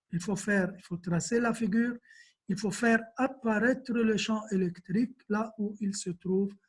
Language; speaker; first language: French; non-native, local second language; Arabic